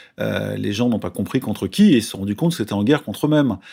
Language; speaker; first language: French; native; French